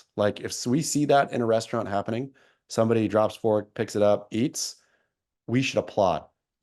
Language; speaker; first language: English; native; English